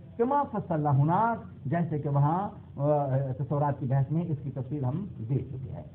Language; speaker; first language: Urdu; non-native, local second language; Punjabi